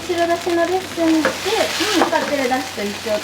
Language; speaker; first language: Japanese; native; Japanese